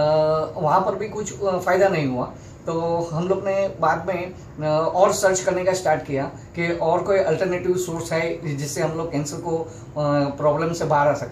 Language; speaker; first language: Hindi; native; Hindi